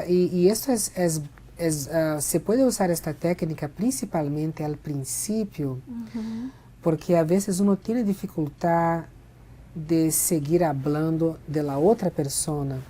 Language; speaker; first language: Spanish; non-native, fluent; Portuguese